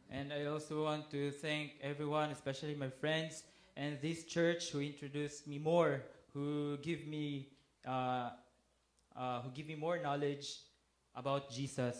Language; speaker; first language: English; non-native, local second language; Cebuano